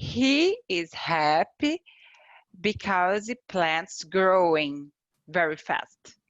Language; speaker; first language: English; non-native, learner; Portuguese